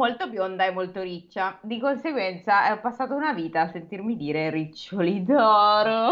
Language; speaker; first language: Italian; native; Italian